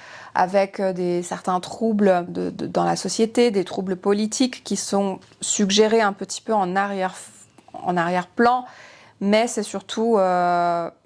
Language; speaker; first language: French; native; French